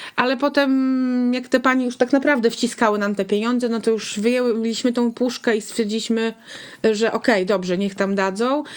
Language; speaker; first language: Polish; native; Polish